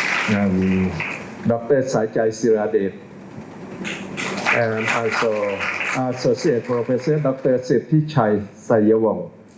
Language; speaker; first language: English; non-native, fluent; Thai